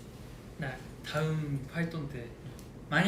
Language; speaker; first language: Korean; non-native, fluent; Japanese